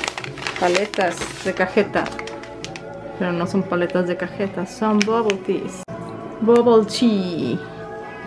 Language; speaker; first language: Spanish; native; Spanish